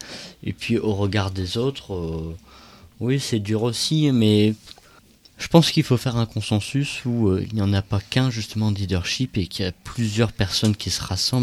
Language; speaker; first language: French; native; French